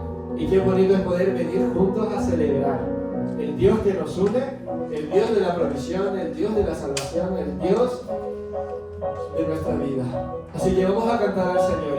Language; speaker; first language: Spanish; native; Spanish